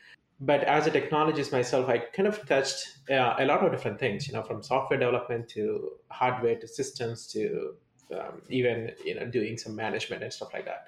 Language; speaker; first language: English; non-native, local second language; Telugu